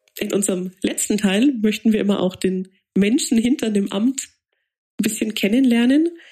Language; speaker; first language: German; native; German